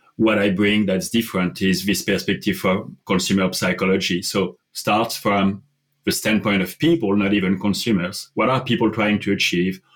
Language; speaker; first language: English; non-native, fluent; French